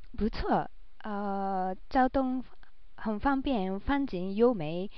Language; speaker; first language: Chinese; non-native, learner; Japanese